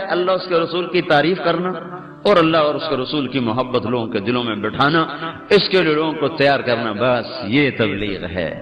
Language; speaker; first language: Urdu; non-native, local second language; Punjabi